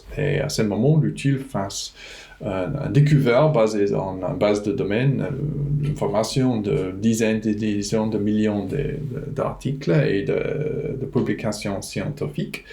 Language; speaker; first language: French; non-native, fluent; English